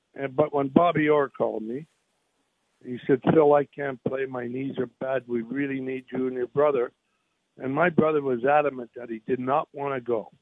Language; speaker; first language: English; native; English